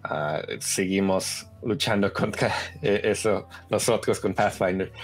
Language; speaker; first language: Spanish; early bilingual, heritage; Spanish